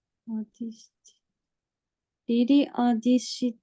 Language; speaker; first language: English; non-native, learner; Japanese